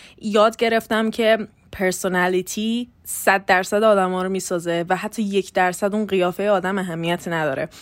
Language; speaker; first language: Persian; early bilingual, heritage; Persian